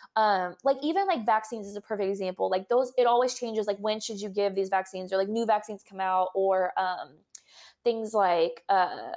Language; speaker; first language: English; native; English